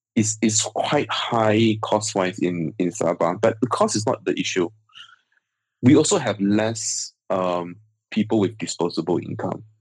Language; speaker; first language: English; native; English